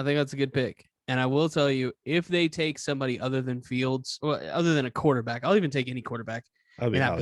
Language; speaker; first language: English; native; English